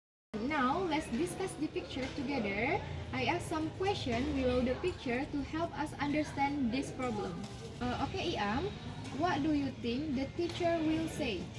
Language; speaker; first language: English; non-native, learner; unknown